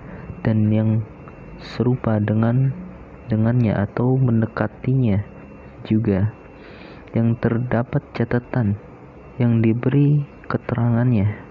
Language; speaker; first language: Indonesian; native; Indonesian